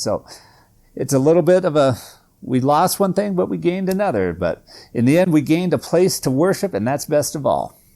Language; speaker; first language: English; native; English